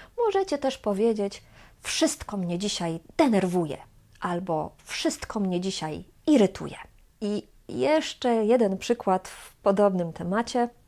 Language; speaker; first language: Polish; native; Polish